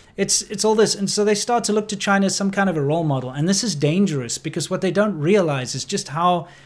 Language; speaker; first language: English; native; English